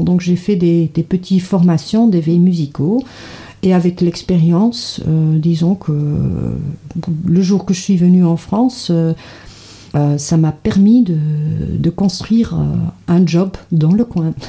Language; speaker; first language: French; non-native, fluent; Dutch